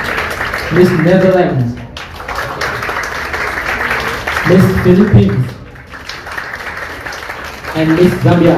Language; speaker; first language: English; non-native, fluent; Vietnamese